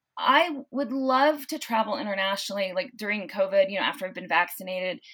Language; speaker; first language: English; native; English